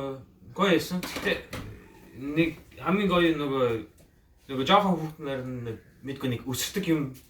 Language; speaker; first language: Mongolian; early bilingual, heritage; Mongolian